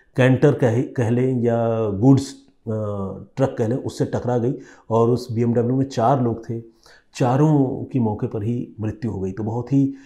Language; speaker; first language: Hindi; non-native, local second language; Bangla